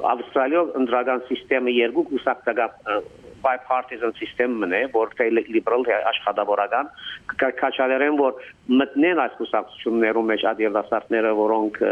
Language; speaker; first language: Armenian; early bilingual, heritage; Armenian